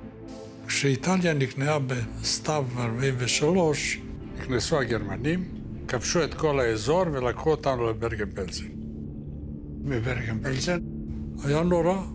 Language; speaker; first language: Hebrew; non-native, fluent; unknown